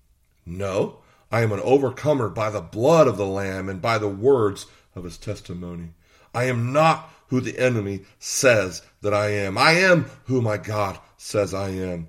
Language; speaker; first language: English; native; English